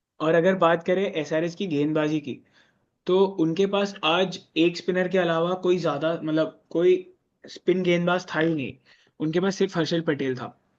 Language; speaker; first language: Hindi; native; Hindi